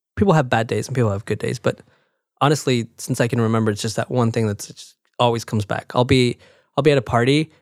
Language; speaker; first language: English; early bilingual, other home language; Spanish